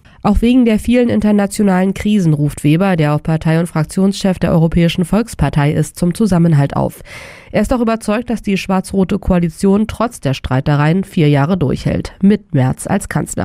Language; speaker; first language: German; native; German